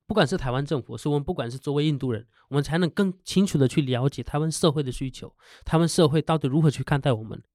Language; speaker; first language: Chinese; non-native, fluent; Hindi